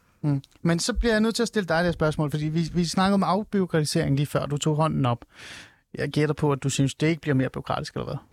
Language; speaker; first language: Danish; early bilingual, other home language; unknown